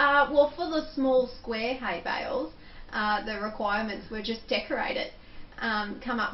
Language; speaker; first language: English; native; English